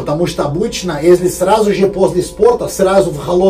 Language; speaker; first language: Russian; non-native, learner; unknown